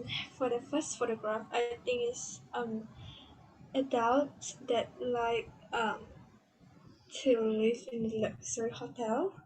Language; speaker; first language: English; non-native, learner; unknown